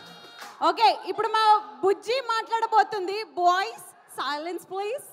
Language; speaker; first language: Telugu; native; Telugu